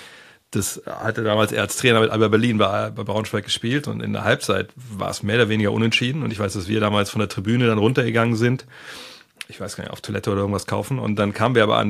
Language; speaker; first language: German; native; German